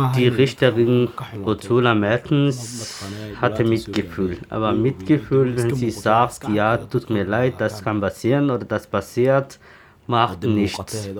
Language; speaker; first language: German; non-native, learner; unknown